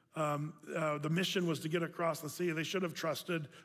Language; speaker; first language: English; native; English